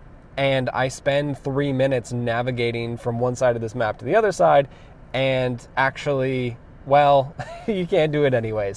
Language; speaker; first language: English; native; English